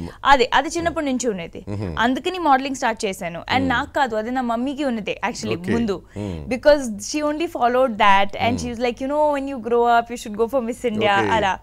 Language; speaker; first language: Telugu; non-native, local second language; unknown